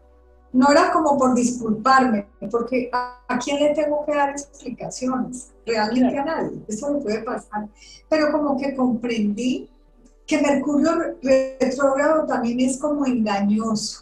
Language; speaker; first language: Spanish; native; Spanish